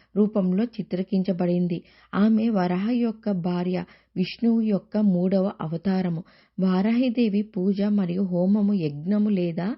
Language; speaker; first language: Telugu; native; Telugu